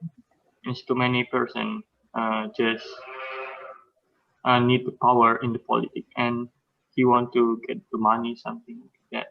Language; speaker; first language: English; non-native, learner; Indonesian